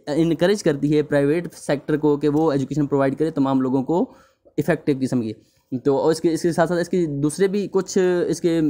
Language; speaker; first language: Urdu; native; Urdu